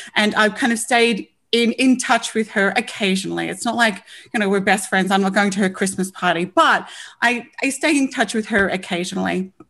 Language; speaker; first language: English; native; English